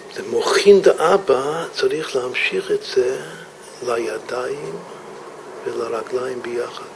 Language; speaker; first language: Hebrew; non-native, fluent; English